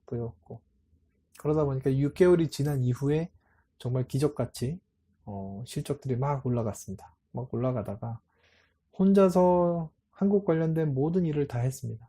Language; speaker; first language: Korean; native; Korean